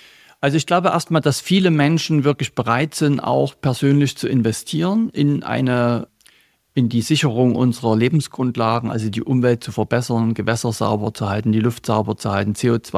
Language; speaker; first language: German; native; German